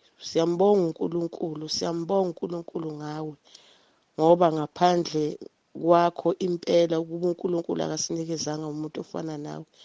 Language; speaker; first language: Zulu; native; Zulu